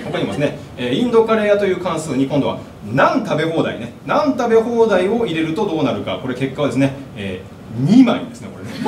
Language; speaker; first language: Japanese; native; Japanese